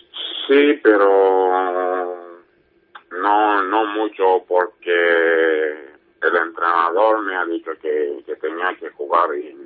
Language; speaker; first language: Spanish; non-native, learner; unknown